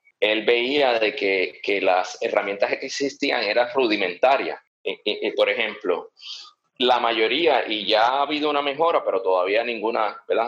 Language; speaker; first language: Spanish; early bilingual, heritage; Spanish